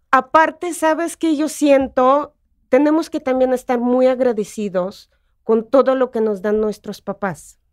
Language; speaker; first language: Spanish; non-native, fluent; Russian